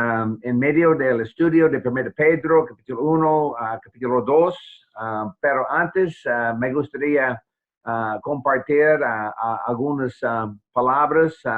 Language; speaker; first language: Spanish; non-native, fluent; English